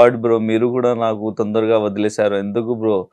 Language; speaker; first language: Telugu; non-native, learner; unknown